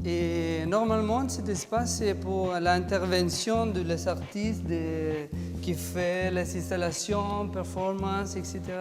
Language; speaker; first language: French; non-native, fluent; Spanish